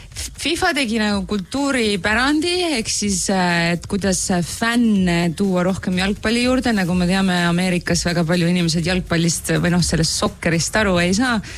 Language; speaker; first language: Estonian; native; Estonian